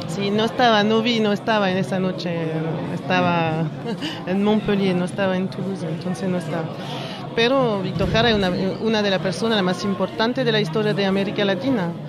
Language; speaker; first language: Spanish; early bilingual, heritage; French